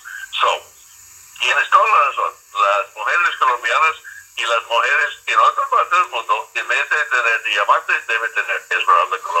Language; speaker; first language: Spanish; non-native, fluent; English